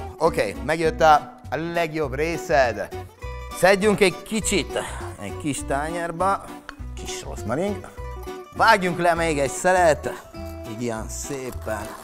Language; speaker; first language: Hungarian; non-native, fluent; Italian